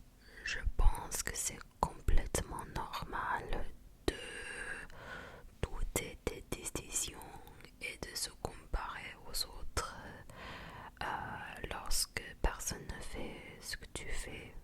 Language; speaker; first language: French; non-native, fluent; Japanese